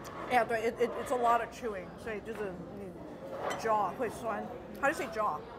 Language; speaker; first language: English; early bilingual, other home language; Chinese